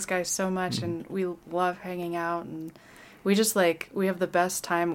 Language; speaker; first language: English; native; English